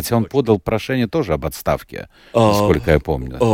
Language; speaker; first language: Russian; native; Russian